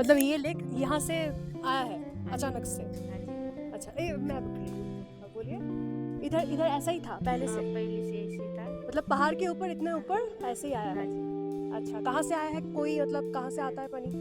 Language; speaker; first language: Hindi; non-native, local second language; Bangla